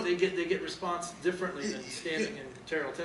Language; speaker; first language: English; native; English